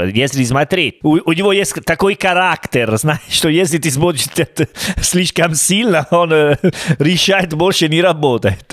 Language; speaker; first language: Russian; non-native, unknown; Italian